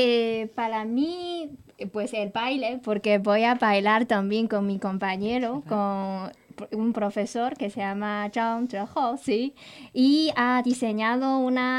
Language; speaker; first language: Spanish; non-native, fluent; Chinese